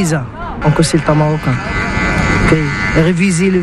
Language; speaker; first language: French; non-native, learner; Arabic